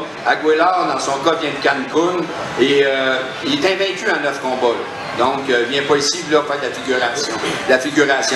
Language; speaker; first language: French; native; French